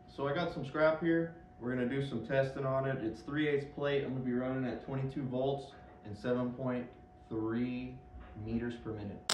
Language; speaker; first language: English; native; English